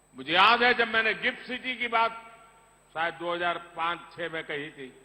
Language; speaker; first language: Hindi; non-native, local second language; Gujarati